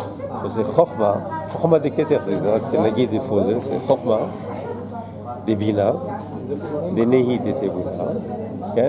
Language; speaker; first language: Hebrew; non-native, fluent; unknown